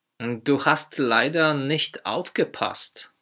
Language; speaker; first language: German; non-native, fluent; Polish